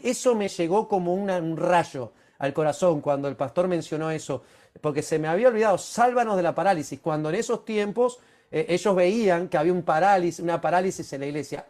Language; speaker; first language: Spanish; native; Spanish